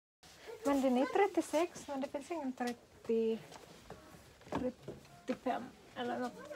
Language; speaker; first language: Swedish; non-native, learner; Cebuano